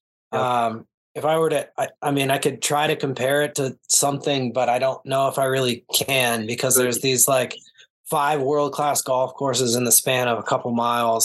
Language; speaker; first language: English; native; English